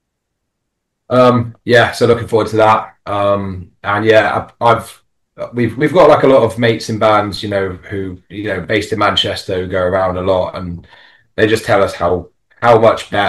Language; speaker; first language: English; native; English